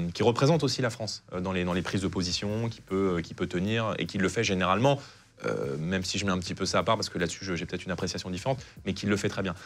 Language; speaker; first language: French; native; French